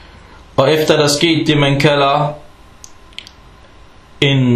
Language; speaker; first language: Danish; early bilingual, other home language; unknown